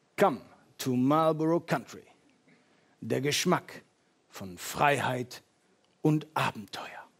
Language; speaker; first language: German; early bilingual, heritage; Dutch